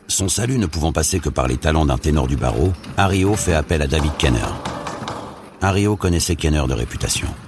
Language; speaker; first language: French; native; French